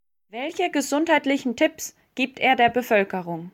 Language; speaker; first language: German; native; German